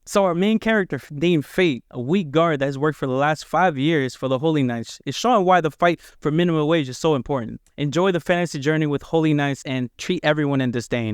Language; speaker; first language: English; native; English